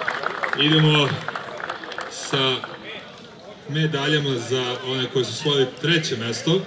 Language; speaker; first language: Croatian; native; Croatian